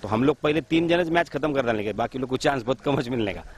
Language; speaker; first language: Hindi; non-native, local second language; Marathi